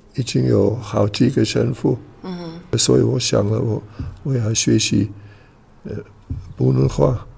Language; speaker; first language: Chinese; non-native, learner; Italian